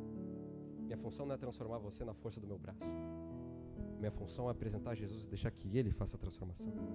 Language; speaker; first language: Portuguese; native; Portuguese